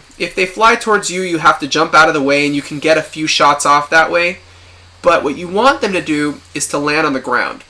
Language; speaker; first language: English; native; English